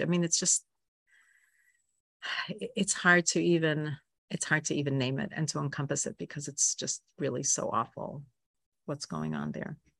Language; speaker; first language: English; native; English